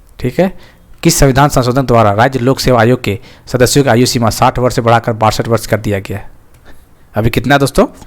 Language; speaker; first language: Hindi; native; Hindi